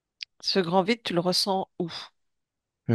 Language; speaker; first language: French; native; French